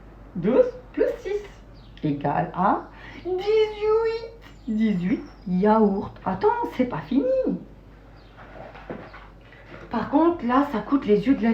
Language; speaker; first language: French; native; French